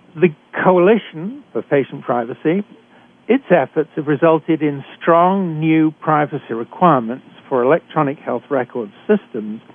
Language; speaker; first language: English; native; English